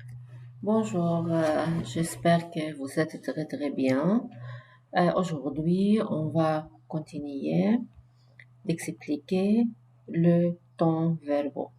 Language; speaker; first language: French; non-native, fluent; Arabic